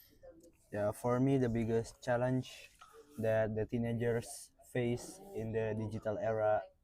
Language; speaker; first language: English; non-native, fluent; Indonesian